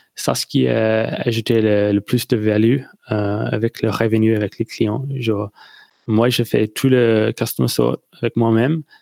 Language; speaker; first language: French; non-native, learner; English